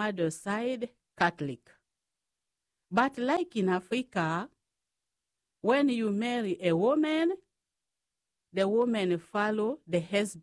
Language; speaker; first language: English; non-native, fluent; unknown